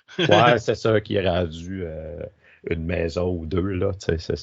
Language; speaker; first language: French; native; French